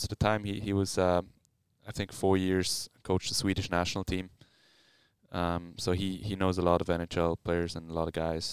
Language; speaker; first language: English; non-native, fluent; Swiss German